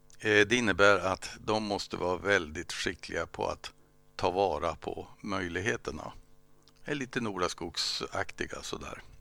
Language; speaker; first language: Swedish; native; Swedish